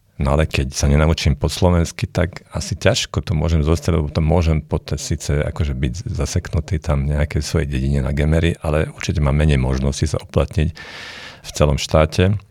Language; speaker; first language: Slovak; non-native, local second language; Hungarian